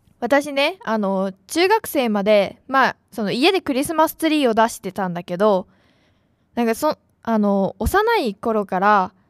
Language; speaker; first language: Japanese; native; Japanese